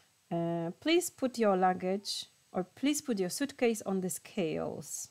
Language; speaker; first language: English; non-native, fluent; Polish